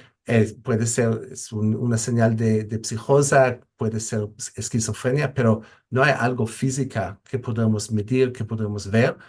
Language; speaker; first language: Spanish; non-native, fluent; English